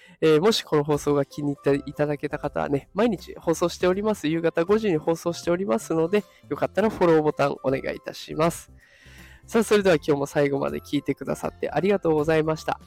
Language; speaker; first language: Japanese; native; Japanese